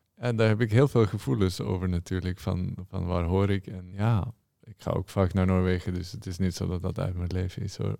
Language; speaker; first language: Dutch; non-native, fluent; Norwegian